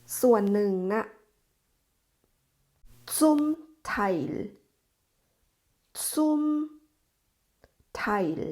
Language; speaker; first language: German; non-native, fluent; Thai